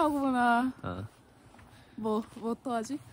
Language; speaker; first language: Korean; non-native, fluent; English